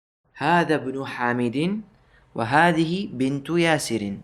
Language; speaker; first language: Arabic; non-native, fluent; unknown